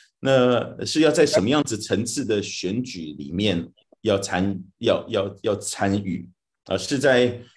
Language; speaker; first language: Chinese; native; Chinese